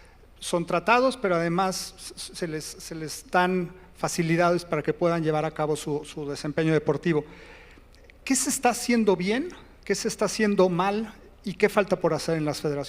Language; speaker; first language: Spanish; native; Spanish